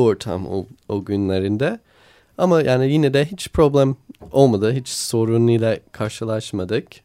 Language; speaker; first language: Turkish; non-native, learner; English